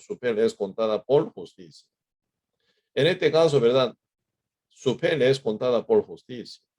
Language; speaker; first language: Spanish; non-native, fluent; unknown